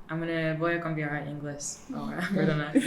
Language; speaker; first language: Spanish; non-native, learner; English